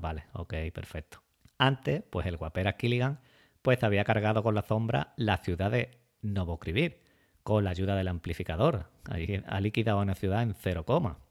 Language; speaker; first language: Spanish; native; Spanish